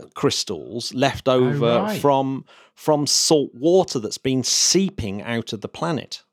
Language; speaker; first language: English; native; English